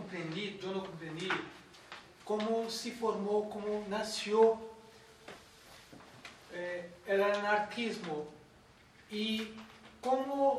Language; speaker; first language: Spanish; non-native, learner; Portuguese